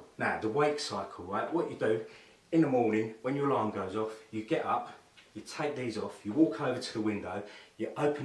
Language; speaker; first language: English; native; English